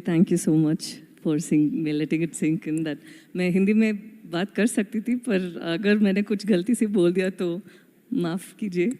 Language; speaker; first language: Hindi; non-native, local second language; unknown